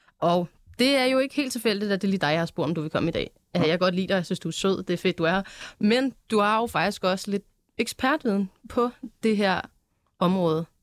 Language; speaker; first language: Danish; native; Danish